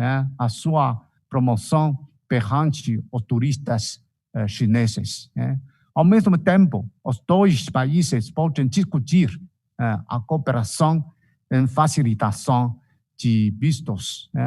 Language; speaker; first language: Portuguese; non-native, fluent; Chinese